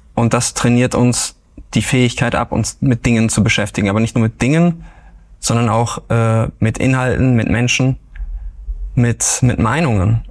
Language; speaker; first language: German; native; German